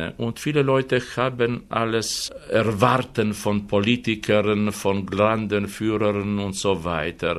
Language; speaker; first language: German; non-native, fluent; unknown